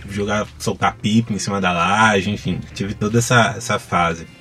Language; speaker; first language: Portuguese; native; Portuguese